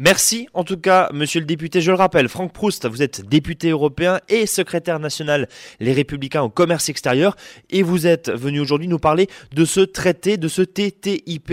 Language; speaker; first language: French; native; French